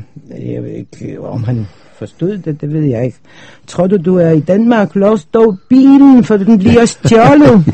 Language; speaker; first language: Danish; non-native, fluent; Polish